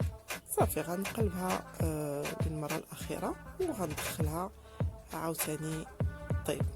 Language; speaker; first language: Arabic; native; Arabic